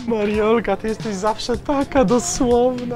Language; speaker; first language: Polish; native; Polish